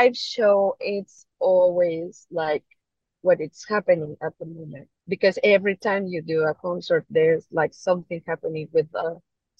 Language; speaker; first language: English; non-native, fluent; Spanish